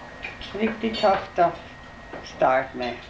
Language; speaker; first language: Norwegian; early bilingual, heritage; Norwegian